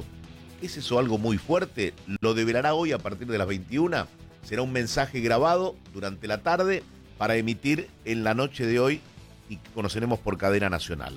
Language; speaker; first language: Spanish; native; Spanish